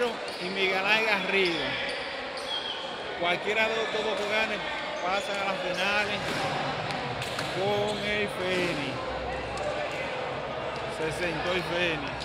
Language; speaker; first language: Spanish; native; Spanish